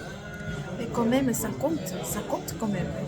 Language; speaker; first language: French; non-native, learner; Korean